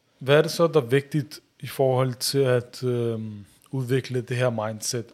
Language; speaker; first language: Danish; early bilingual, other home language; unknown